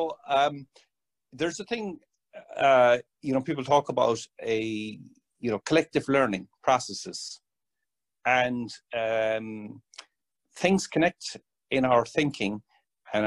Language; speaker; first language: English; native; English